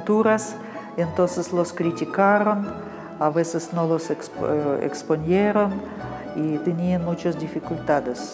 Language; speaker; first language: Spanish; non-native, fluent; Russian